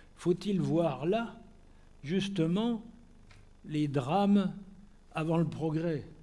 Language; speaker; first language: French; native; French